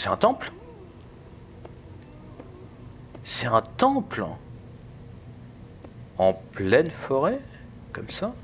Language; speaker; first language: French; native; French